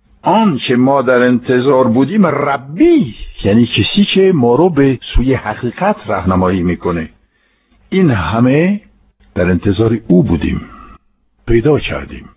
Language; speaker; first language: Persian; non-native, fluent; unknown